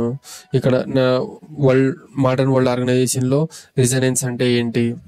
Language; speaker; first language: Telugu; native; Telugu